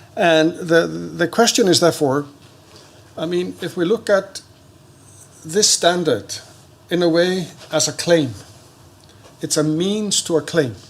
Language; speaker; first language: English; non-native, fluent; Icelandic